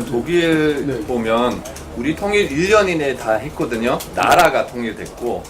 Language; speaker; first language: Korean; non-native, fluent; German